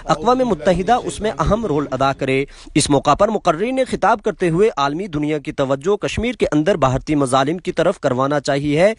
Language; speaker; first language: Urdu; native; Urdu